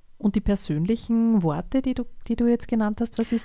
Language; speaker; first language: German; native; German